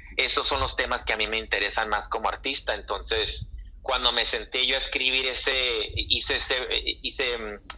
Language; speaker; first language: Spanish; early bilingual, heritage; Spanish